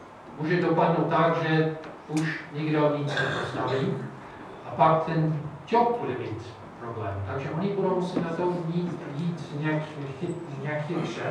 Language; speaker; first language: Czech; non-native, fluent; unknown